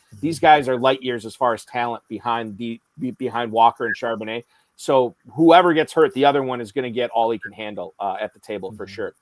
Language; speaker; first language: English; native; English